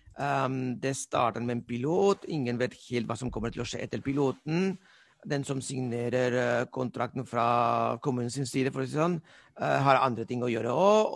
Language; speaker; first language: Norwegian; non-native, fluent; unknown